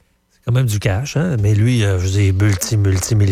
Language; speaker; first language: French; native; French